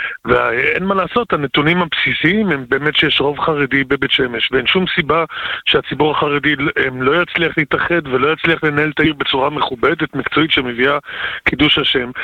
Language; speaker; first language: Hebrew; native; Hebrew